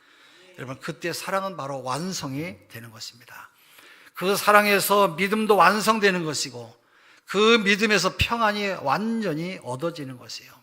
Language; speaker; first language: Korean; native; Korean